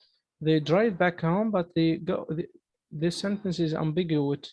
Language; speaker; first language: English; non-native, fluent; Arabic